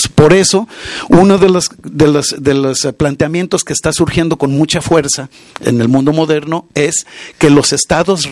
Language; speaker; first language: Spanish; native; Spanish